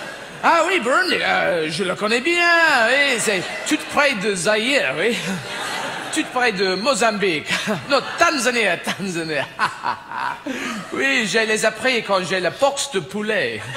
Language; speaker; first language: French; non-native, fluent; English